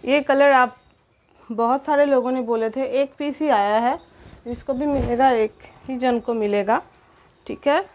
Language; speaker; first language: Hindi; non-native, local second language; Bangla